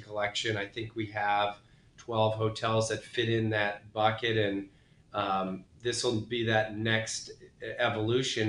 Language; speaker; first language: English; native; English